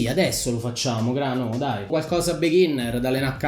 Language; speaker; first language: Italian; native; Italian